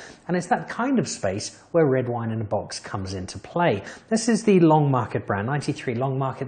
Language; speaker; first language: English; native; English